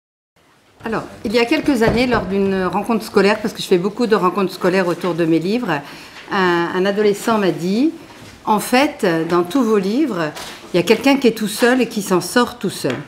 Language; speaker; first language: French; native; French